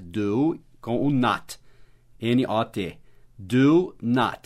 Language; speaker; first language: English; native; English